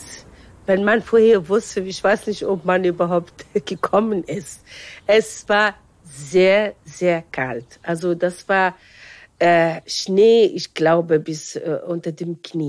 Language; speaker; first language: German; non-native, fluent; Arabic